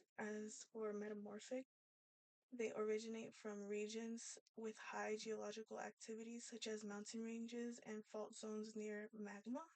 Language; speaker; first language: English; native; English